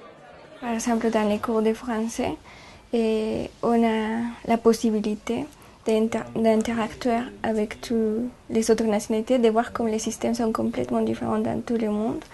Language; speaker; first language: French; non-native, fluent; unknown